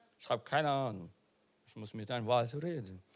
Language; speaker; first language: German; non-native, learner; Portuguese